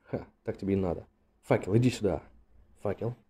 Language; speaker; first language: Russian; native; Russian